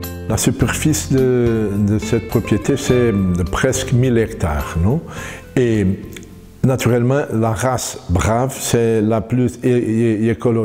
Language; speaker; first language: French; non-native, fluent; Portuguese